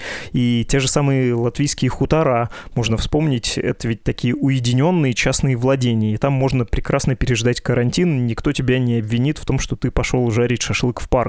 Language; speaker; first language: Russian; native; Russian